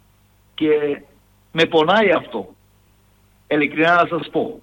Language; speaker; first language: Greek; non-native, fluent; Serbian